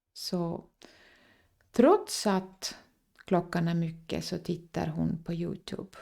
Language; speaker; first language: Swedish; non-native, fluent; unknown